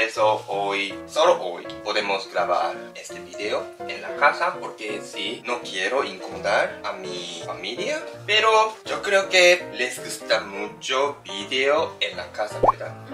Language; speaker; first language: Spanish; non-native, learner; Japanese